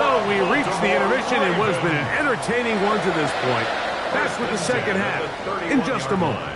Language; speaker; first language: English; native; English